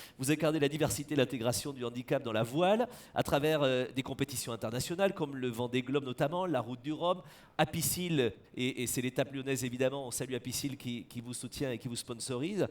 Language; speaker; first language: French; native; French